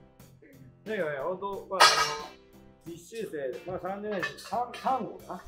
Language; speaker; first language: Japanese; native; Japanese